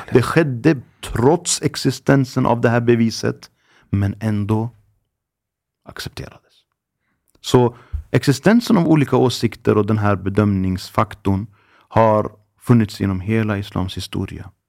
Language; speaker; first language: Swedish; early bilingual, other home language; Arabic